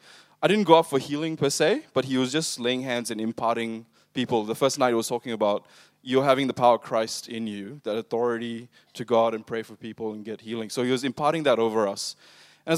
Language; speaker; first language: English; non-native, local second language; Tamil